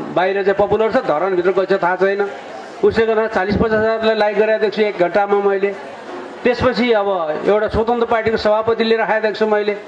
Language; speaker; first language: Nepali; native; Nepali